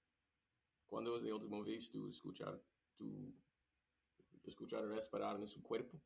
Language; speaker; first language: Spanish; non-native, learner; English